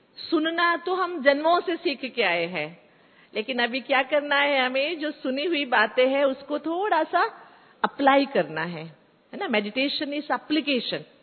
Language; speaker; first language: Hindi; non-native, local second language; Kannada